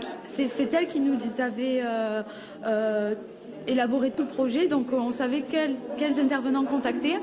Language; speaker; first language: French; native; French